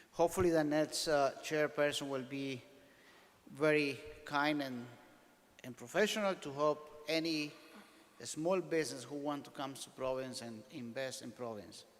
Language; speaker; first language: English; non-native, fluent; Spanish